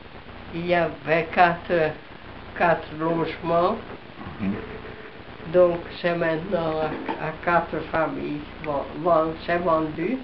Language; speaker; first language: French; non-native, fluent; Hungarian